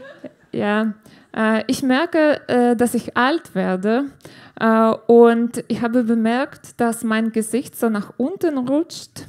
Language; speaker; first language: German; non-native, fluent; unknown